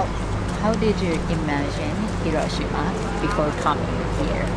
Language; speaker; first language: English; non-native, learner; Japanese